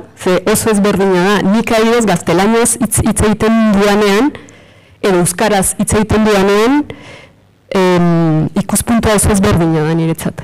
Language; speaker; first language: Basque; non-native, fluent; Spanish